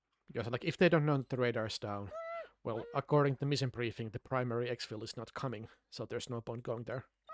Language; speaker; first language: English; non-native, fluent; Finnish